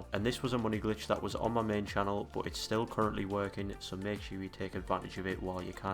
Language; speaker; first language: English; native; English